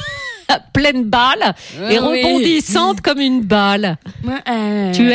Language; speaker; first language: French; native; French